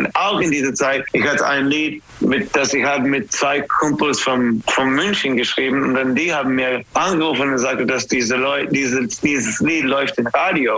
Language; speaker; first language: German; non-native, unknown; English